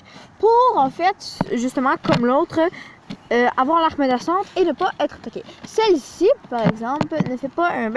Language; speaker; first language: French; native; French